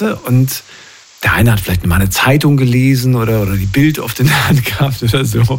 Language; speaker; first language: German; native; German